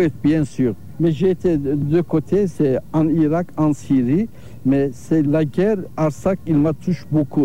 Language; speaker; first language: French; non-native, learner; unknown